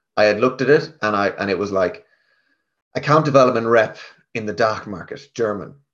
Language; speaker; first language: English; native; English